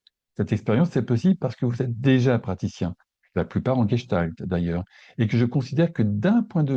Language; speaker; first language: French; native; French